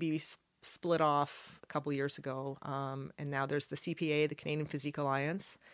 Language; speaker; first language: English; non-native, fluent; Arabic